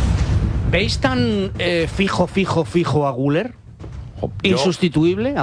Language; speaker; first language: Spanish; native; Spanish